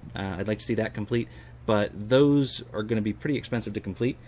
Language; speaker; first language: English; native; English